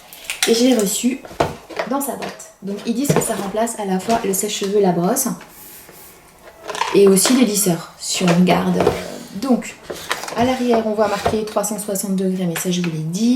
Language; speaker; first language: French; native; French